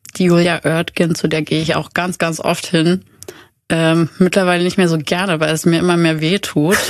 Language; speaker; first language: German; native; German